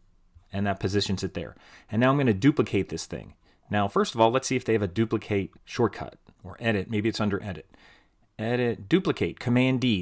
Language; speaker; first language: English; native; English